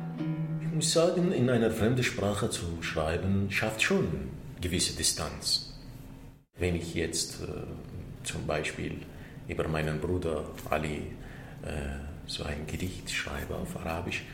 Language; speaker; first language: German; non-native, fluent; Arabic